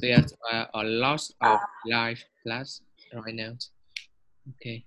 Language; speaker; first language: English; non-native, learner; Vietnamese